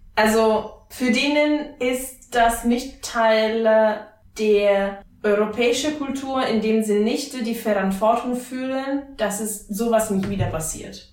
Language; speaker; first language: German; non-native, fluent; Italian